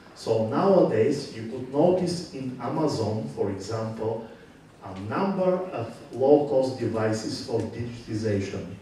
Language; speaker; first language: English; non-native, fluent; Bulgarian